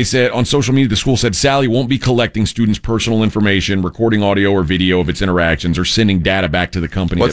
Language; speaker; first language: English; native; English